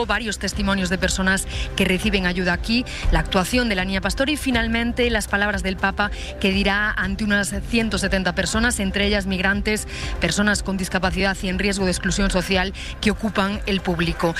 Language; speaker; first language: Spanish; native; Spanish